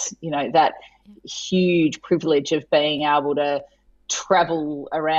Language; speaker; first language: English; native; English